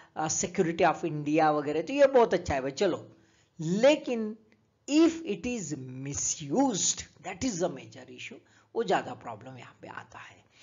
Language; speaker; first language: Hindi; native; Hindi